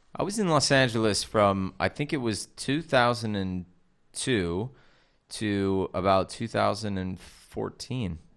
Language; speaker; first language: English; native; English